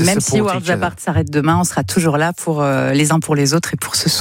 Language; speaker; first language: French; native; French